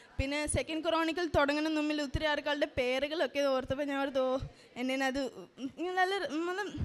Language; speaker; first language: Malayalam; early bilingual, heritage; Malayalam